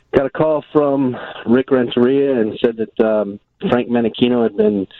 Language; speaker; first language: English; native; English